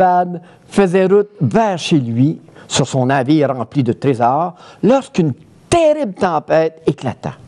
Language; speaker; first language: French; native; French